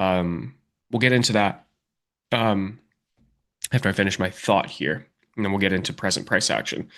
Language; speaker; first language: English; native; English